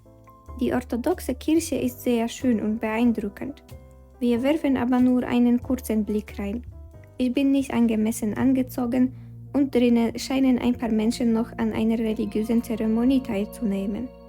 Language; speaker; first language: German; non-native, fluent; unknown